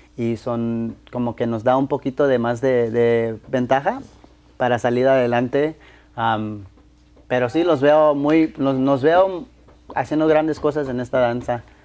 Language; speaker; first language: Spanish; early bilingual, heritage; Spanish